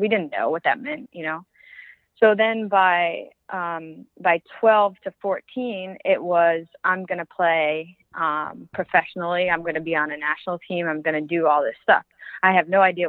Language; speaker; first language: English; native; English